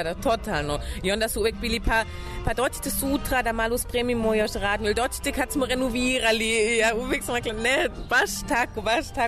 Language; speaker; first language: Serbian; non-native, learner; German